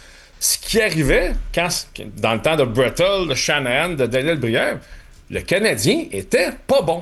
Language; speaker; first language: French; native; French